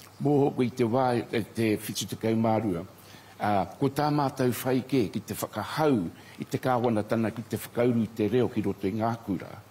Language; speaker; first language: Māori; native; Māori